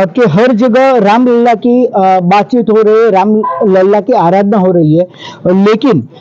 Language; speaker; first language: Hindi; native; Hindi